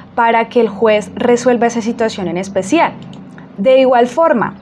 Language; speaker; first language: Spanish; native; Spanish